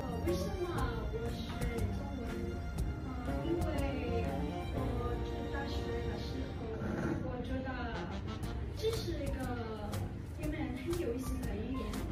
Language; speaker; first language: Chinese; non-native, learner; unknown